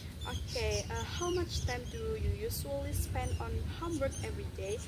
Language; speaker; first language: English; non-native, learner; Indonesian